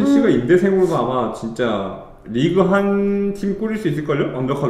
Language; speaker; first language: Korean; native; Korean